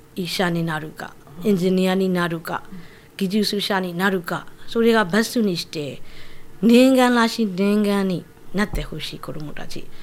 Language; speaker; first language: Japanese; non-native, fluent; Burmese